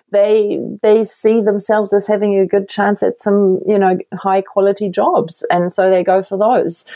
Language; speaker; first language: English; non-native, fluent; German